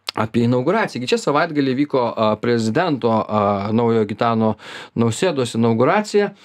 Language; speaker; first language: Lithuanian; native; Lithuanian